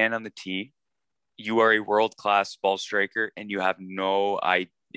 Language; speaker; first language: English; native; English